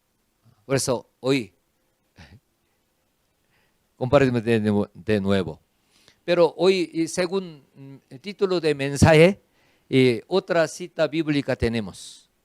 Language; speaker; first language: Spanish; non-native, fluent; Korean